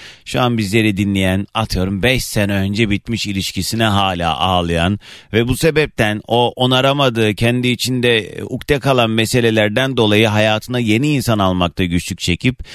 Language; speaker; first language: Turkish; native; Turkish